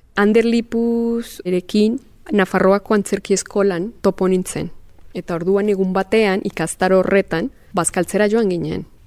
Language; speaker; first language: Basque; non-native, fluent; Spanish